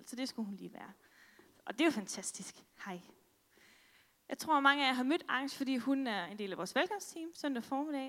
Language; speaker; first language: Danish; native; Danish